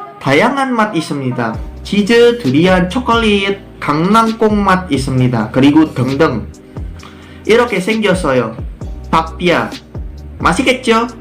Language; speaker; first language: Korean; non-native, learner; Indonesian